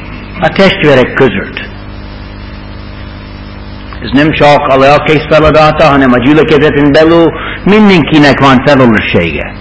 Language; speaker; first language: Hungarian; non-native, fluent; English